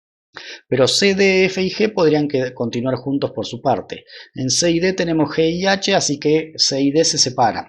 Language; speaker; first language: Spanish; native; Spanish